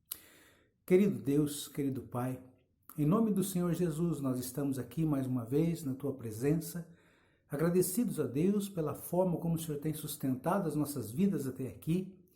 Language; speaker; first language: Portuguese; native; Portuguese